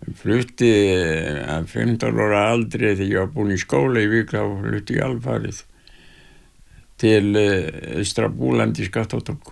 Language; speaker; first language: Icelandic; native; Icelandic